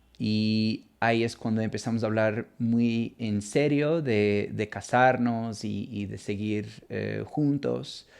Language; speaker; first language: Spanish; non-native, fluent; English